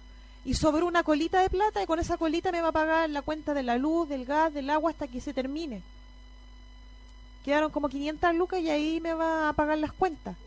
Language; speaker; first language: Spanish; native; Spanish